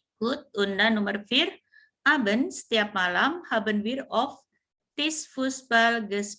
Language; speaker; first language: German; non-native, fluent; Indonesian